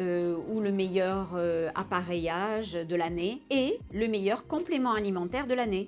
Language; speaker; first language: French; native; French